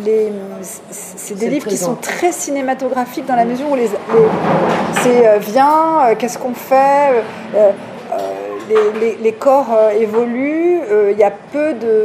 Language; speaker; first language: French; native; French